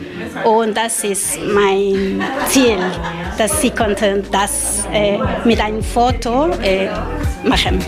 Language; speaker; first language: German; non-native, learner; Spanish